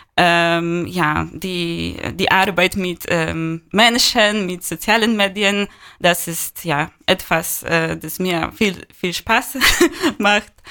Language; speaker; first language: German; non-native, learner; Polish